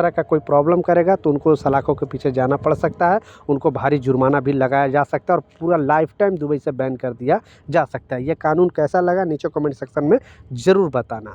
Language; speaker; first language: Hindi; native; Hindi